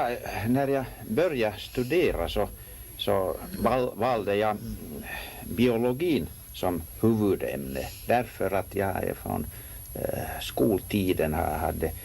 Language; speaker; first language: Swedish; non-native, local second language; Finnish